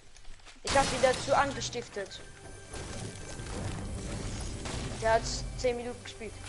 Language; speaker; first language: German; non-native, local second language; Luxembourgish